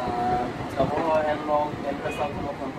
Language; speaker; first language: Spanish; non-native, learner; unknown